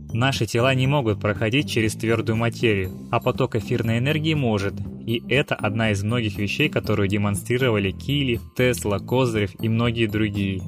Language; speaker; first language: Russian; native; Russian